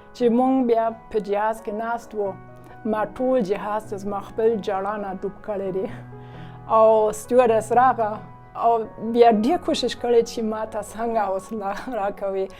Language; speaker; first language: Pashto; non-native, fluent; German